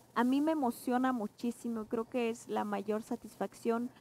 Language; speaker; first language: Spanish; non-native, local second language; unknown